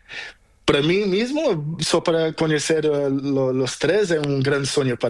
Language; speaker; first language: Spanish; non-native, learner; Portuguese